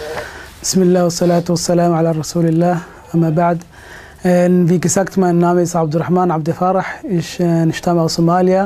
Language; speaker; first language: German; early bilingual, other home language; Somali